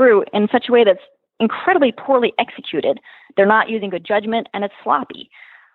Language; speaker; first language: English; native; English